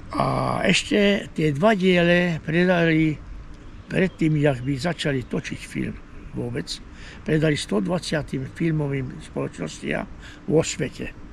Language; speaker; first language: Slovak; non-native, local second language; Hungarian